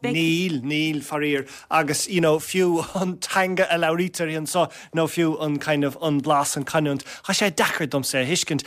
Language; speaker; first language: Irish; non-native, local second language; English